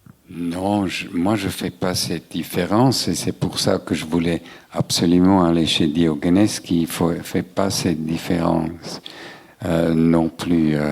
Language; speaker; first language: French; non-native, local second language; German